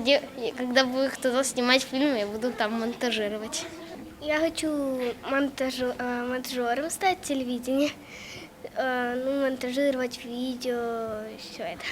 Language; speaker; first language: Russian; non-native, local second language; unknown